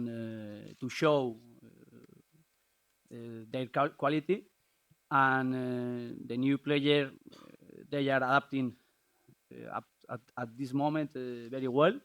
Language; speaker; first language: English; non-native, learner; Spanish